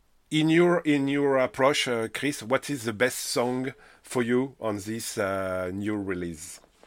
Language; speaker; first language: English; non-native, learner; French